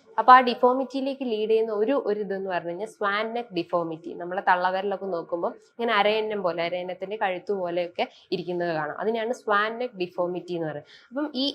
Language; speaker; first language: Malayalam; native; Malayalam